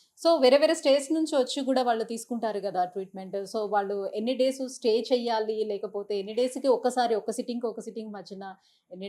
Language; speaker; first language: Telugu; native; Telugu